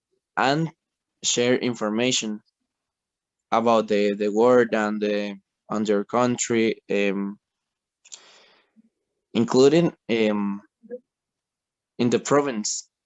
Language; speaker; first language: English; non-native, learner; Spanish